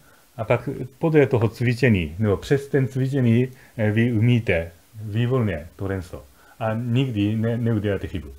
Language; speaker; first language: Czech; non-native, fluent; Japanese